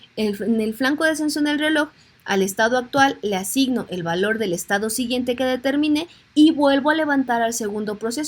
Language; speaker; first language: Spanish; native; Spanish